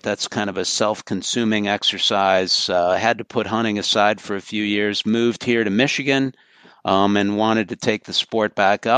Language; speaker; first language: English; native; English